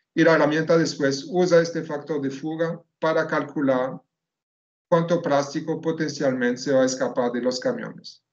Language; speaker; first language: Spanish; non-native, fluent; French